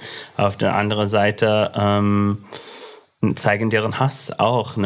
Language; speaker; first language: German; non-native, fluent; English